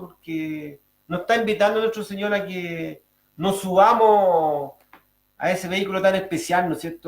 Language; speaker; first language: Spanish; native; Spanish